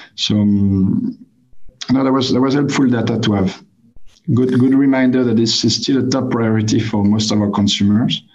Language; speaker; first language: English; non-native, fluent; French